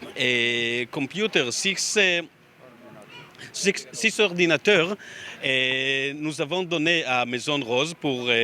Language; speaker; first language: French; non-native, learner; Hebrew